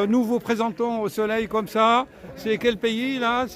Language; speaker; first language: French; non-native, fluent; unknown